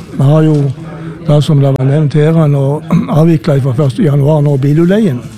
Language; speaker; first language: Norwegian; native; Norwegian